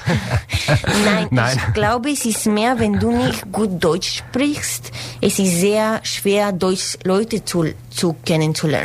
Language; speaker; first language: German; non-native, learner; Spanish